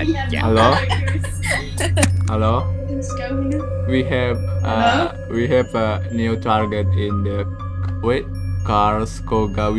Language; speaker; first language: English; non-native, learner; Indonesian